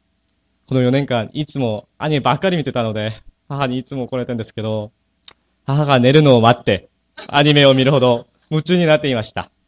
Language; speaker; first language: Japanese; non-native, fluent; Korean